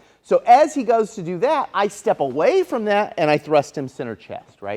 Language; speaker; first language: English; native; English